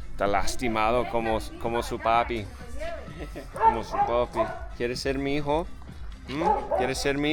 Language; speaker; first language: Spanish; non-native, fluent; English